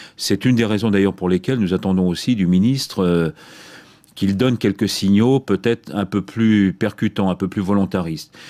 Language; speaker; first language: French; native; French